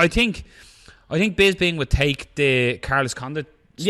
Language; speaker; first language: English; native; English